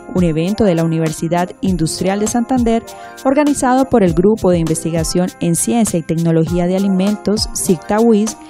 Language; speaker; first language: Spanish; non-native, fluent; French